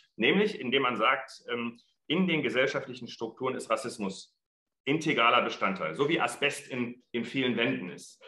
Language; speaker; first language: German; early bilingual, other home language; Arabic